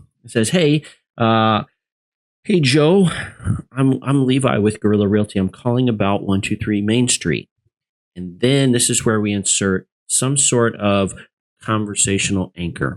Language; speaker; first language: English; native; English